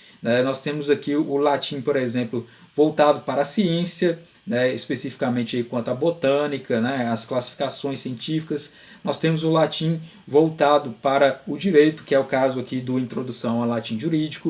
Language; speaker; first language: Portuguese; native; Portuguese